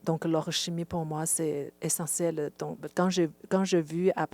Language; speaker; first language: French; non-native, fluent; Chinese